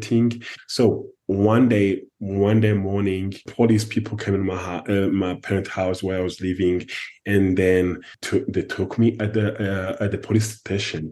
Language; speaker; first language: English; non-native, fluent; French